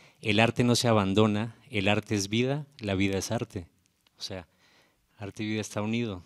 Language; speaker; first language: Spanish; native; Spanish